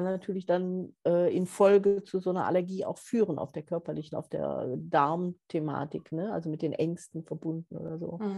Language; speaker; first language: German; native; German